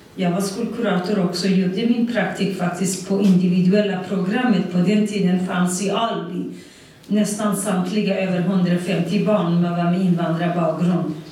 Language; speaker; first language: Swedish; non-native, fluent; Central Kurdish